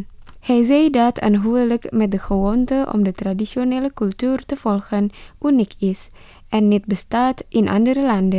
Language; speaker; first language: Dutch; non-native, fluent; Indonesian